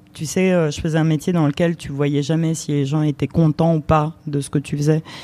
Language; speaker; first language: French; early bilingual, other home language; Romanian